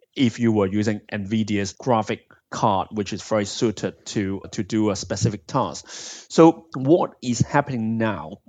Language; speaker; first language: English; non-native, local second language; Cantonese